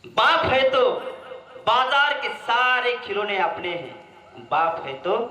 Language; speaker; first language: Hindi; non-native, local second language; Marathi